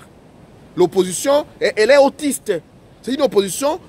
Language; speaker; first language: French; non-native, local second language; Lingala